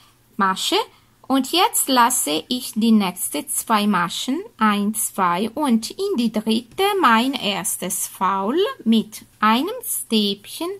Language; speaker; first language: German; non-native, fluent; Italian